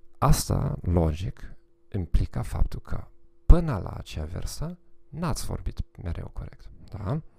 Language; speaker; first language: Romanian; non-native, fluent; German